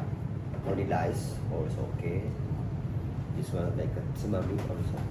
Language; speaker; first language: English; non-native, learner; Japanese